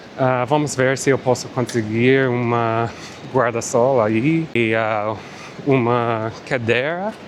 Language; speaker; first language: Portuguese; non-native, fluent; English